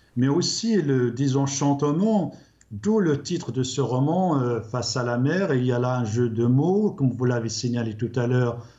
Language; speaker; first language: French; non-native, local second language; Arabic